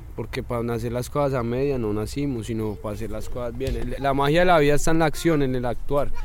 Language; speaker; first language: Spanish; native; Spanish